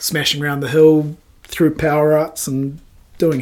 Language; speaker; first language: English; native; English